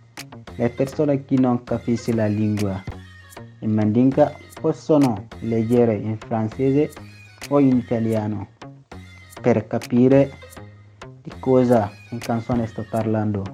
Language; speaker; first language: Italian; non-native, learner; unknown